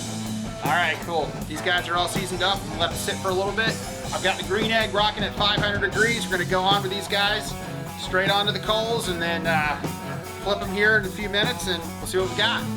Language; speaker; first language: English; native; English